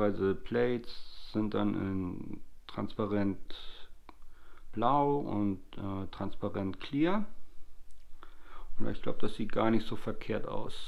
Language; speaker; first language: German; native; German